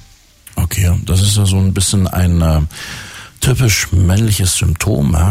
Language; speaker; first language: German; native; German